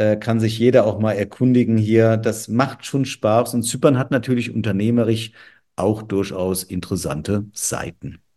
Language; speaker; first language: German; native; German